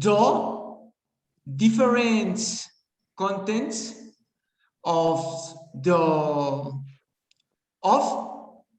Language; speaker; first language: English; non-native, learner; Spanish